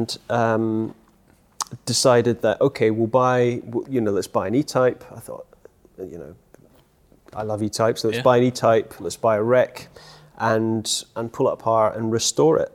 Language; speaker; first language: English; native; English